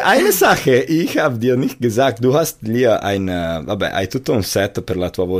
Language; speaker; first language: German; non-native, local second language; Italian